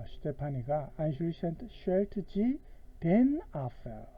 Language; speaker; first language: German; non-native, fluent; Korean